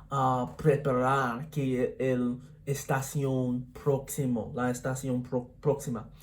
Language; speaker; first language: Spanish; non-native, learner; English